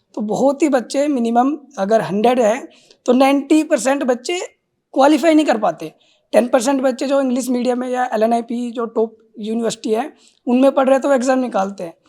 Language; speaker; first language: Hindi; native; Hindi